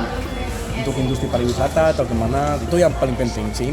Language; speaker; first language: Indonesian; non-native, fluent; Spanish